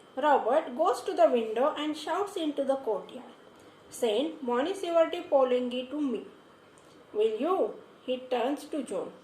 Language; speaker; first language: English; non-native, local second language; Marathi